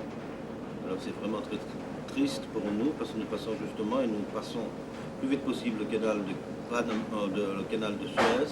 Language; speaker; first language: French; non-native, fluent; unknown